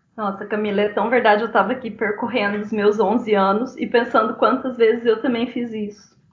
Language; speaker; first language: Portuguese; native; Portuguese